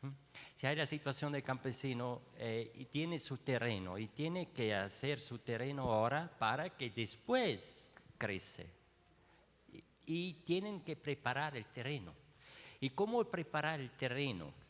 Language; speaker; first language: Spanish; non-native, learner; Swiss German